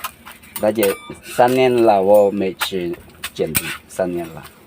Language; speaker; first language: Chinese; non-native, learner; Filipino